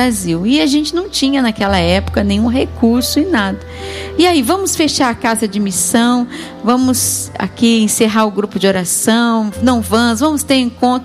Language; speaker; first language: Portuguese; native; Portuguese